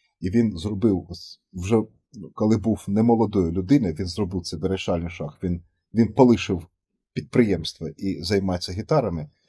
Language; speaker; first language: Ukrainian; native; Ukrainian